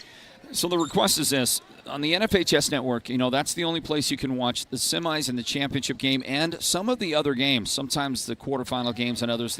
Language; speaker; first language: English; native; English